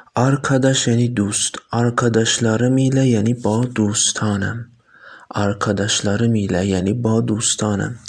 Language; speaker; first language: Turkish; non-native, fluent; Persian